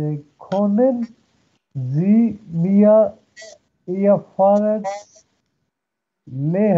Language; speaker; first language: German; non-native, learner; Urdu